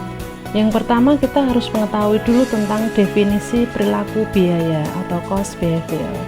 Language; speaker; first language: Indonesian; native; Indonesian